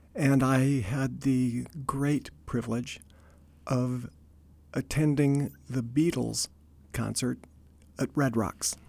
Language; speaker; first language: English; native; English